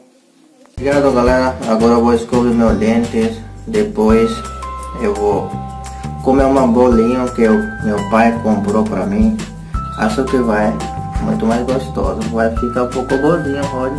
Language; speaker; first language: Portuguese; non-native, learner; Hindi